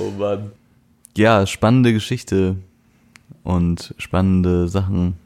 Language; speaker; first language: German; native; German